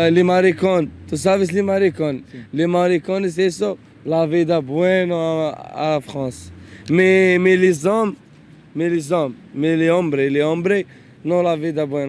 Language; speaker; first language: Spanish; non-native, learner; Arabic